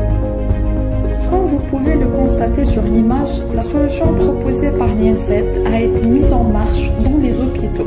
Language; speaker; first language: French; non-native, local second language; Arabic